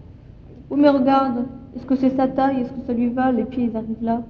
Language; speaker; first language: French; native; French